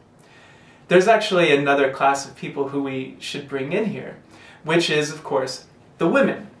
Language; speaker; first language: English; native; English